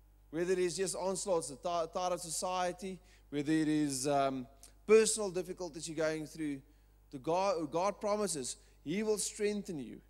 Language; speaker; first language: English; non-native, local second language; Afrikaans